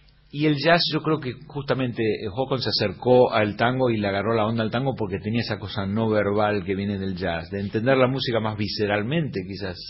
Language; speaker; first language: Spanish; native; Spanish